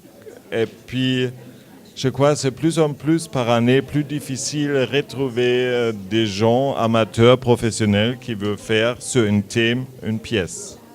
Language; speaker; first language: French; non-native, learner; German